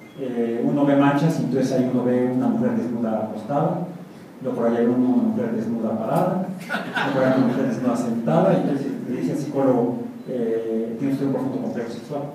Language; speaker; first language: Spanish; native; Spanish